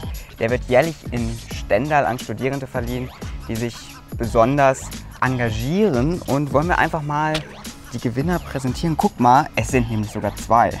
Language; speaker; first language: German; native; German